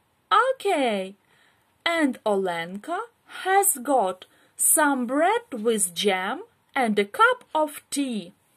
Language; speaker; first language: English; non-native, fluent; Ukrainian